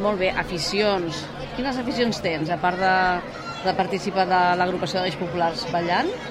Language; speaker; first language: Catalan; native; Catalan